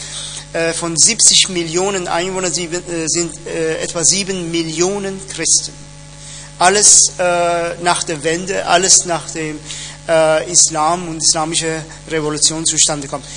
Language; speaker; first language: German; non-native, fluent; Persian